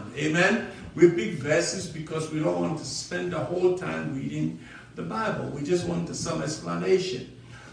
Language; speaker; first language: English; non-native, local second language; Akan